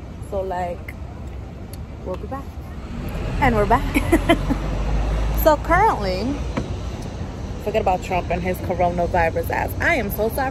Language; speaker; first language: English; early bilingual, other home language; Spanish